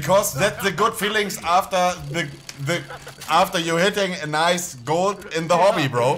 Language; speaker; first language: English; non-native, fluent; German